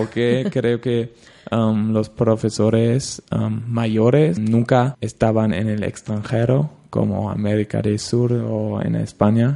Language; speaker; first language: Spanish; non-native, learner; German